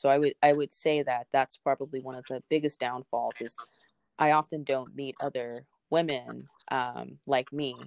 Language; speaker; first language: English; native; English